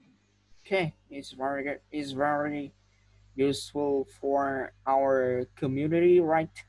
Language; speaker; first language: English; non-native, fluent; Vietnamese